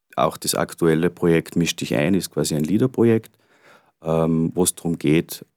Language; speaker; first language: German; native; German